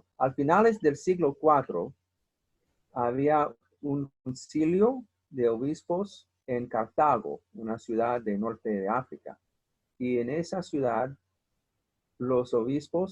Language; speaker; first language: Spanish; non-native, fluent; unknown